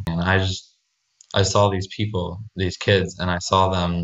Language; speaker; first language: English; native; English